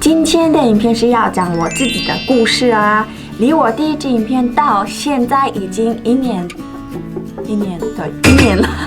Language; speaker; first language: Chinese; non-native, fluent; Mongolian